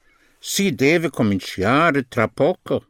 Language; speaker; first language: Italian; non-native, fluent; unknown